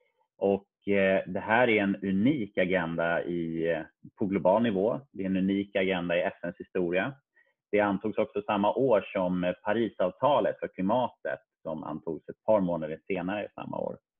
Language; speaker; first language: Swedish; native; Swedish